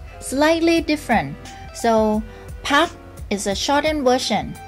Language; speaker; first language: English; non-native, fluent; Thai